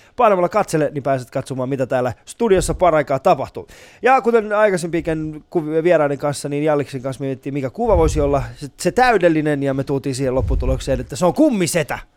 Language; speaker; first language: Finnish; early bilingual, other home language; Persian